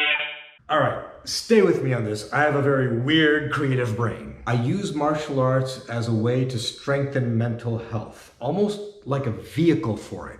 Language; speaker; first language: English; native; English